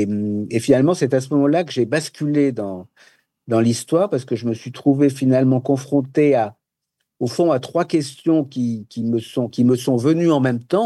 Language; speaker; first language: French; native; French